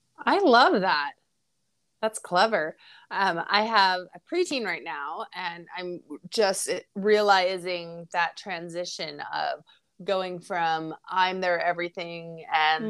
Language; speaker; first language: English; native; English